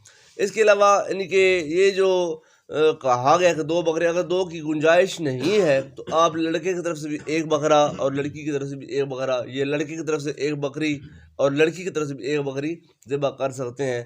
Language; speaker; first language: Urdu; native; Urdu